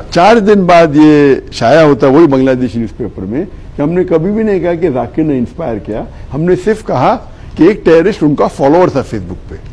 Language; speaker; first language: Urdu; non-native, local second language; Konkani